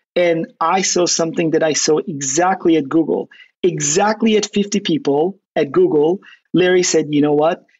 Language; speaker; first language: English; non-native, fluent; Turkish